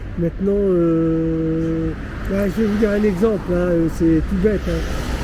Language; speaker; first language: French; native; French